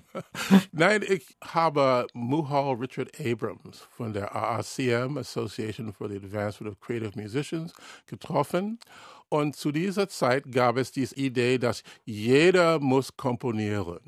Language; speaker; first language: German; non-native, learner; English